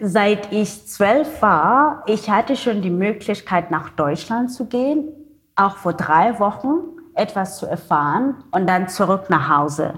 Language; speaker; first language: German; non-native, learner; Xhosa